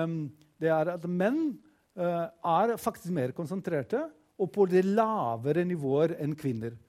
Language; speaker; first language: Norwegian; non-native, fluent; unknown